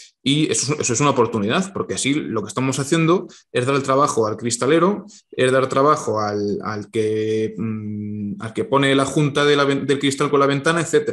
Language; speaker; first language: Spanish; native; Spanish